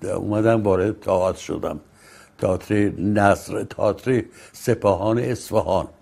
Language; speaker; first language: Persian; native; Persian